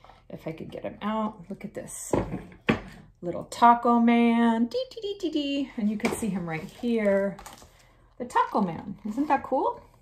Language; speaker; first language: English; early bilingual, other home language; Spanish